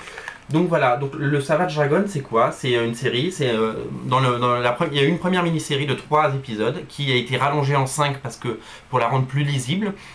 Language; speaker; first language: French; native; French